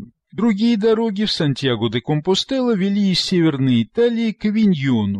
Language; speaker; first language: Russian; native; Russian